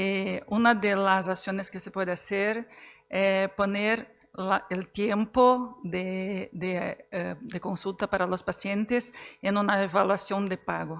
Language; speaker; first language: Spanish; non-native, fluent; Portuguese